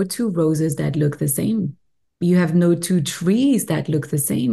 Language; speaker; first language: English; non-native, fluent; French